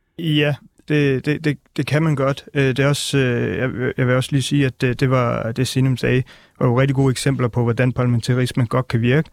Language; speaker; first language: Danish; early bilingual, other home language; Punjabi